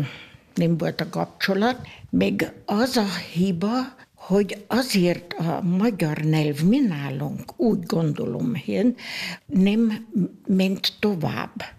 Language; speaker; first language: Hungarian; early bilingual, heritage; Hungarian